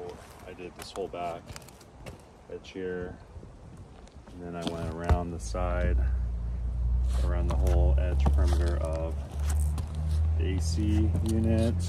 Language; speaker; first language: English; native; English